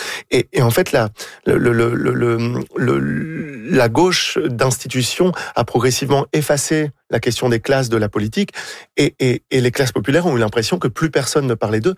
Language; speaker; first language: French; native; French